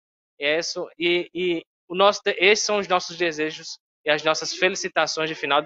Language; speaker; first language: Portuguese; native; Portuguese